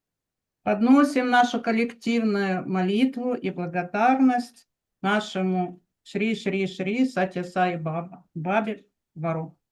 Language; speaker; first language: Russian; native; Russian